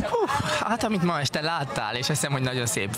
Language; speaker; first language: Hungarian; non-native, local second language; Romanian